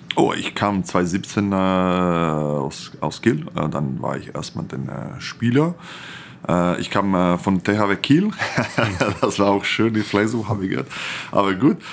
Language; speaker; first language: German; non-native, fluent; Croatian